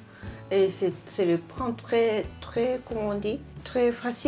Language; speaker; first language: French; non-native, learner; Japanese